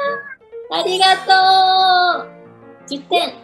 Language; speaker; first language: Japanese; native; Japanese